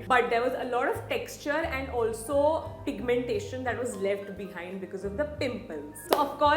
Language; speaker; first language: English; non-native, local second language; Hindi